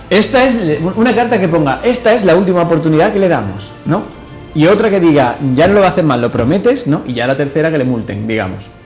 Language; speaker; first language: Spanish; native; Spanish